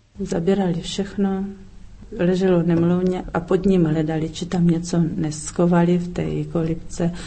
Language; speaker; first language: Czech; early bilingual, heritage; Czech